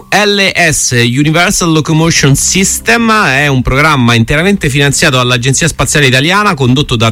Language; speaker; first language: Italian; native; Italian